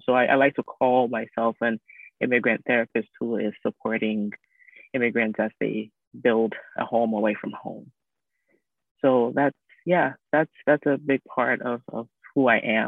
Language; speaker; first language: English; non-native, local second language; Akan